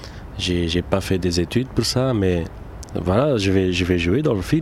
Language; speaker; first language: French; non-native, local second language; Turkish